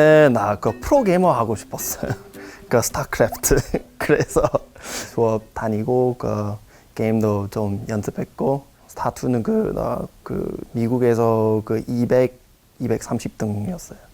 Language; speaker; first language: Korean; non-native, learner; English